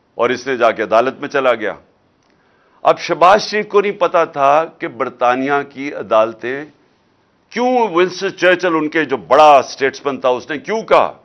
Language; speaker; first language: Urdu; non-native, local second language; Punjabi